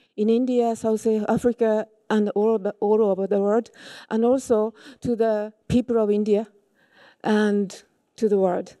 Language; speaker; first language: English; non-native, fluent; Japanese